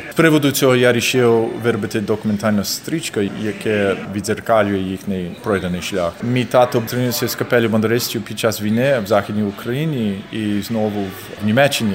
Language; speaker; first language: Ukrainian; early bilingual, heritage; Ukrainian